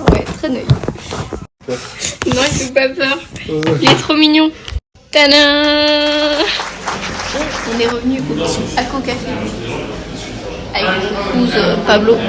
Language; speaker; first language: French; native; French